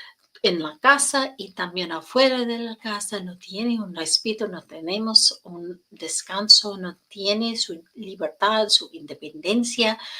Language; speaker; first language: Spanish; non-native, learner; English